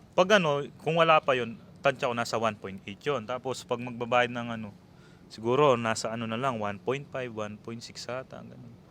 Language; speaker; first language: Filipino; non-native, local second language; Pampanga